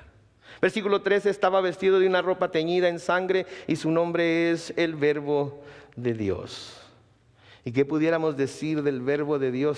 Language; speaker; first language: Spanish; native; Spanish